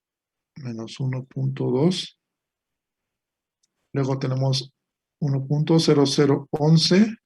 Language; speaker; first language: Spanish; native; Spanish